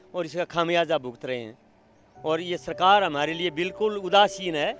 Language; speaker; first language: Hindi; native; Hindi